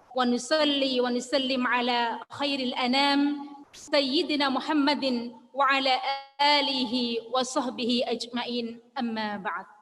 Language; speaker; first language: Arabic; non-native, fluent; Indonesian